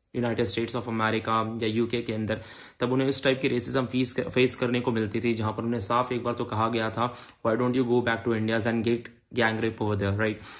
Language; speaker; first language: Hindi; native; Hindi